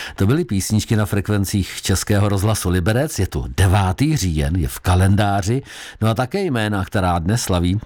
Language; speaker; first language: Czech; native; Czech